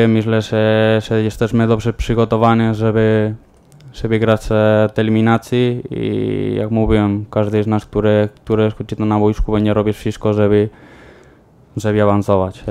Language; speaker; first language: Polish; non-native, learner; Spanish